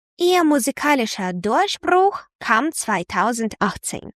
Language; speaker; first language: German; non-native, fluent; Ukrainian